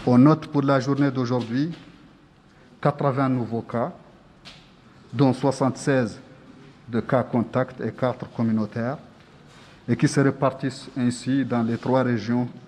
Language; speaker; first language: French; non-native, local second language; Arabic